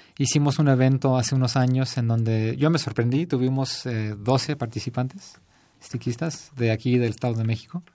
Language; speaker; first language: Spanish; early bilingual, heritage; Spanish